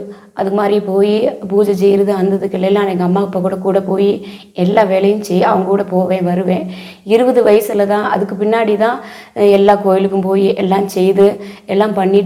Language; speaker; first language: Tamil; native; Tamil